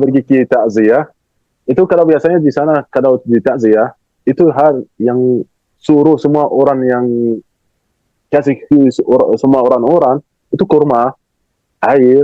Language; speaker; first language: Indonesian; non-native, fluent; Arabic